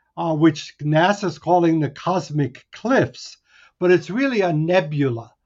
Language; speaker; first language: English; early bilingual, other home language; Hungarian